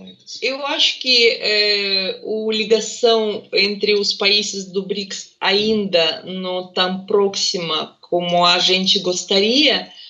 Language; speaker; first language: Portuguese; non-native, fluent; Russian